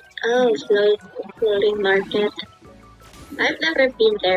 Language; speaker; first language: English; non-native, fluent; Thai